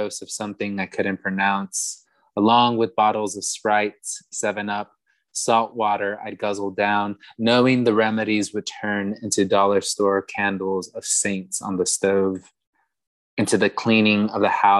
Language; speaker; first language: English; native; English